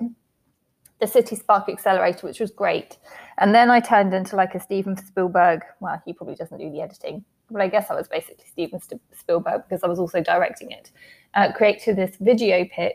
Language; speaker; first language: English; native; English